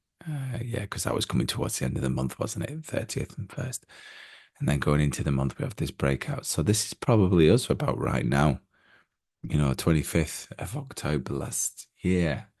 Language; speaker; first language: English; native; English